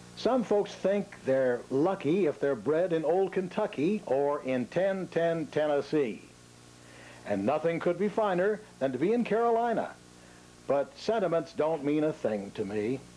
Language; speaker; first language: English; native; English